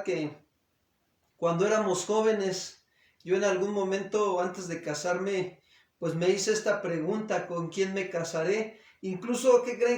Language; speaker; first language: Spanish; native; Spanish